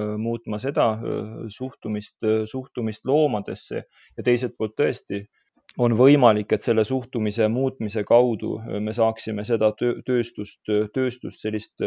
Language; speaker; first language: Estonian; native; Estonian